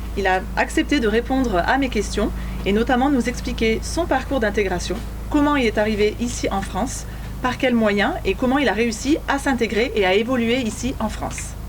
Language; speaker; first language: French; native; French